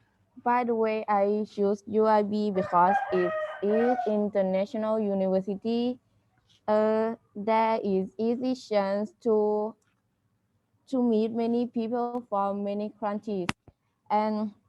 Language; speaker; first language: English; non-native, learner; Thai